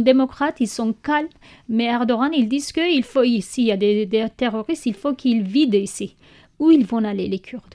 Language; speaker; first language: French; non-native, learner; Kurdish